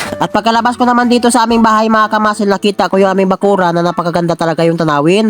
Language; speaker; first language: Filipino; non-native, local second language; Kinaray-a